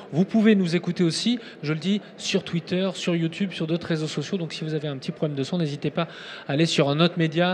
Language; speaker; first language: French; native; French